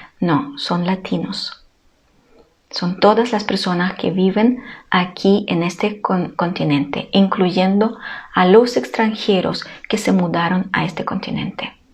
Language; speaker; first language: Spanish; non-native, fluent; Ukrainian